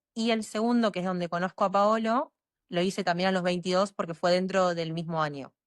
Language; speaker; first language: Spanish; native; Spanish